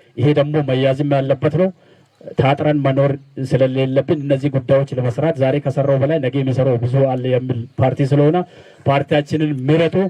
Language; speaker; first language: Amharic; non-native, local second language; Sidamo